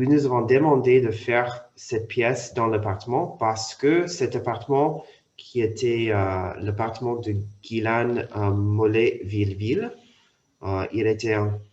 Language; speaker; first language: French; non-native, fluent; English